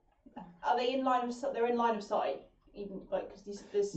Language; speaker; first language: English; native; English